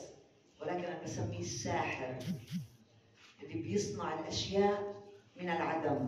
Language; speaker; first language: Arabic; native; Arabic